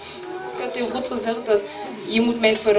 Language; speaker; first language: Dutch; early bilingual, other home language; French